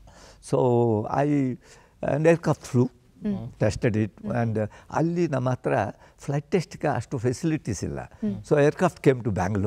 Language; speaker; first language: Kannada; non-native, fluent; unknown